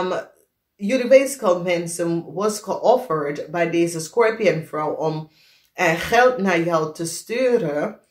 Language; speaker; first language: Dutch; non-native, fluent; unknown